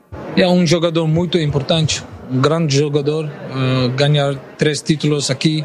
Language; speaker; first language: Portuguese; non-native, learner; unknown